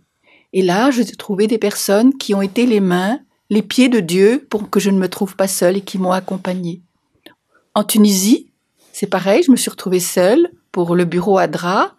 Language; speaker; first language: French; native; French